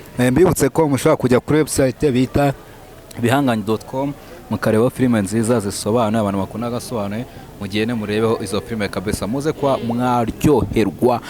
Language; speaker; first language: Kinyarwanda; native; Kinyarwanda